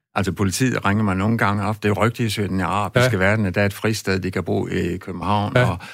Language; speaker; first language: Danish; native; Danish